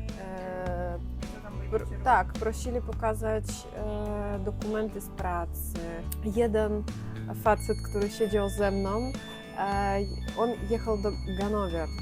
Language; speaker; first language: Polish; non-native, fluent; Russian